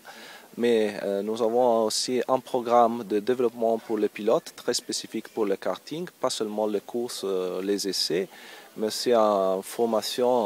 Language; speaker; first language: French; non-native, learner; Italian